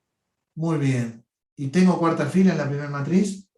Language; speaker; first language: Spanish; native; Spanish